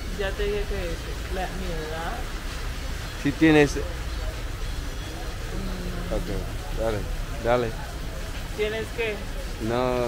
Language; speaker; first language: Spanish; non-native, learner; English